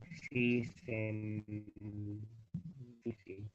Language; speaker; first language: Spanish; non-native, learner; English